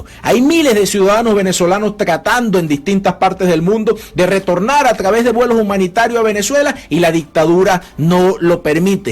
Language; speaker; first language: Spanish; native; Spanish